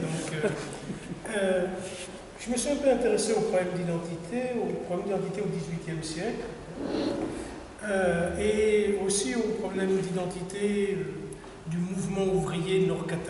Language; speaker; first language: French; native; French